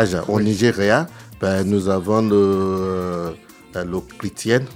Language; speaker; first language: French; non-native, learner; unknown